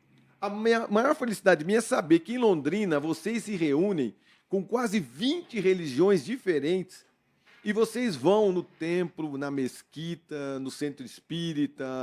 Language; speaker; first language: Portuguese; native; Portuguese